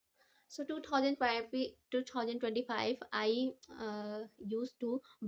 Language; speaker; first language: English; non-native, learner; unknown